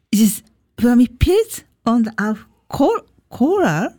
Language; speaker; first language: German; non-native, learner; Japanese